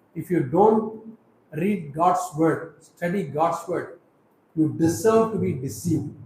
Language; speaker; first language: English; non-native, local second language; Tamil